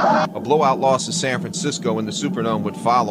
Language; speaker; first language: English; native; English